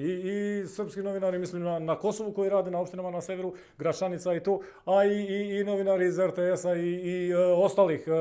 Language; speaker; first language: Serbian; non-native, local second language; Albanian